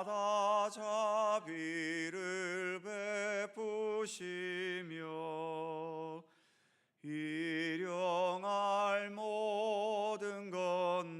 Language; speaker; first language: Korean; native; Korean